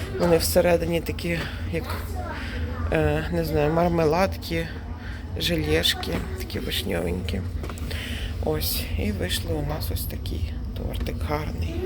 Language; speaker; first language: Ukrainian; native; Ukrainian